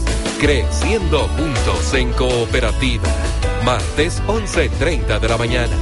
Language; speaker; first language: Spanish; native; Spanish